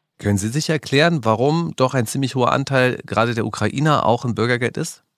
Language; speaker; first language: German; native; German